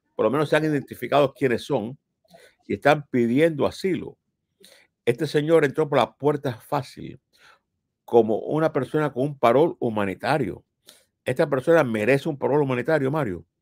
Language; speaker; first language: Spanish; native; Spanish